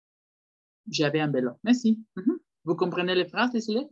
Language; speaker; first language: French; non-native, fluent; Spanish